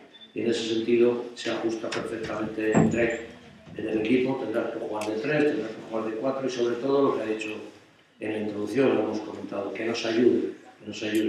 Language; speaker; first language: Spanish; native; Spanish